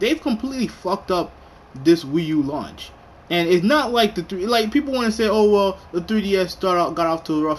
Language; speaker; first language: English; native; English